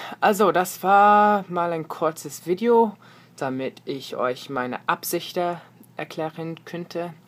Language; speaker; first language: German; non-native, fluent; English